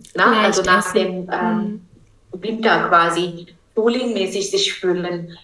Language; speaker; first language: German; non-native, fluent; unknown